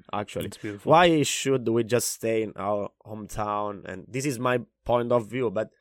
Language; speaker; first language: English; non-native, fluent; Italian